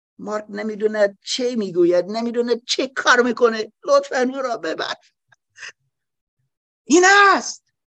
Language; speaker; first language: Persian; non-native, learner; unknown